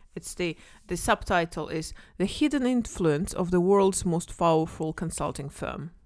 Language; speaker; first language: English; non-native, fluent; Kazakh